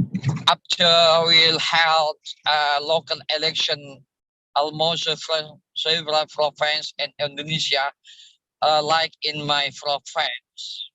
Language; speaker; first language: English; non-native, learner; Indonesian